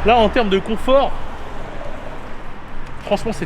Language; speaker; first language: French; native; French